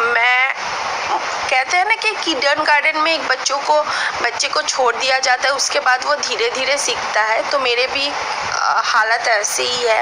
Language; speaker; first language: Hindi; non-native, local second language; Bangla